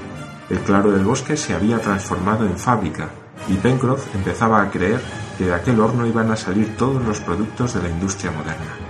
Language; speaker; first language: Spanish; native; Spanish